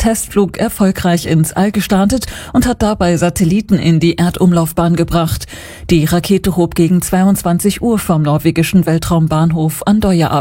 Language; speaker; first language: German; native; German